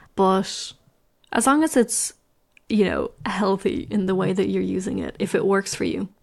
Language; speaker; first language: English; native; English